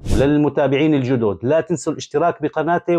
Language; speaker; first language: Arabic; native; Arabic